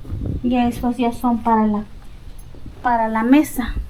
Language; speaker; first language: Spanish; native; Spanish